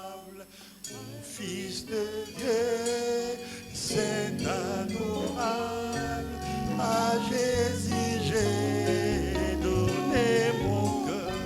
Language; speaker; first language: French; non-native, local second language; Lingala